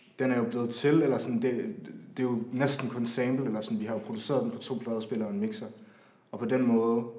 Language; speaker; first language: Danish; native; Danish